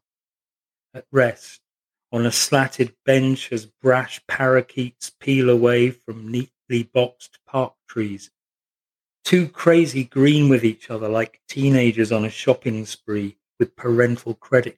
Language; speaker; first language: English; native; English